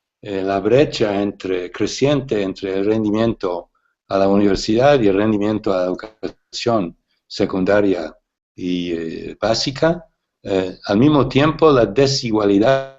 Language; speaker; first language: Spanish; non-native, fluent; English